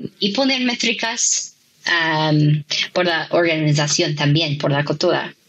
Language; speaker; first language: Spanish; non-native, fluent; English